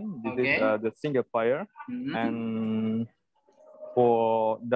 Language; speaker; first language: English; non-native, learner; Indonesian